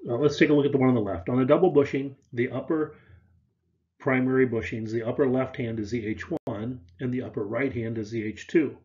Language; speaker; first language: English; native; English